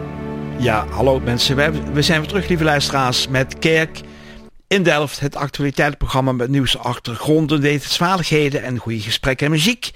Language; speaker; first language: Dutch; native; Dutch